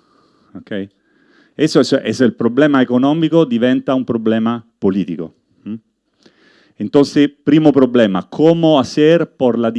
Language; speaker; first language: Spanish; non-native, learner; Italian